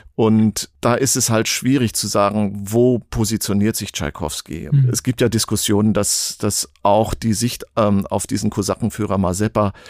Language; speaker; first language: German; non-native, fluent; Ukrainian